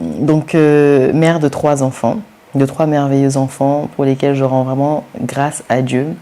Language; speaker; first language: French; non-native, local second language; Wolof